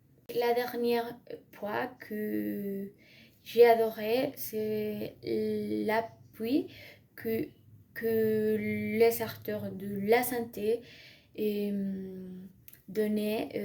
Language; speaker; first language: French; non-native, learner; Spanish